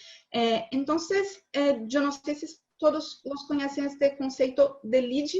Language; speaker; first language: Spanish; non-native, learner; Portuguese